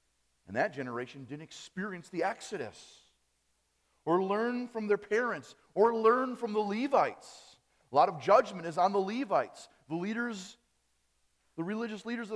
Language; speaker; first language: English; early bilingual, other home language; German